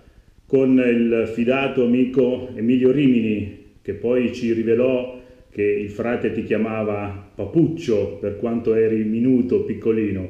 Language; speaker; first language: Italian; native; Italian